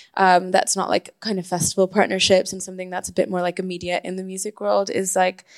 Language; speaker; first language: English; non-native, fluent; Spanish